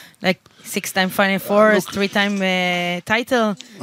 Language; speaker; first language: English; non-native, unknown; Hebrew